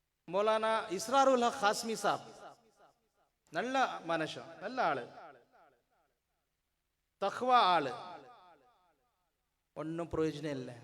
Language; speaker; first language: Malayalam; non-native, learner; Urdu